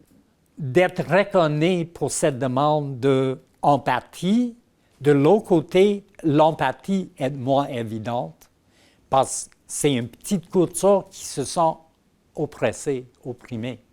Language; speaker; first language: French; non-native, fluent; English